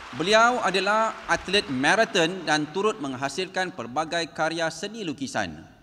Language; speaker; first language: Malay; native; Malay